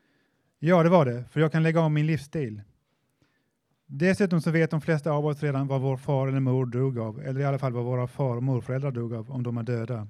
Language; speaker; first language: Swedish; native; Swedish